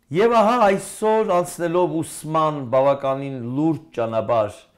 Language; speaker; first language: Armenian; native; Armenian